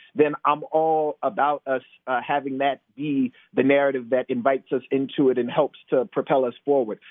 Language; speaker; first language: English; native; English